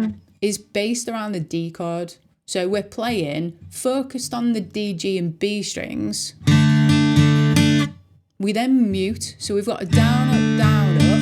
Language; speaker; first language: English; native; English